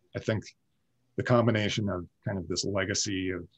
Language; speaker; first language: English; native; English